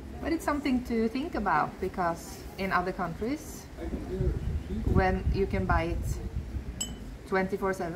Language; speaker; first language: English; non-native, fluent; Norwegian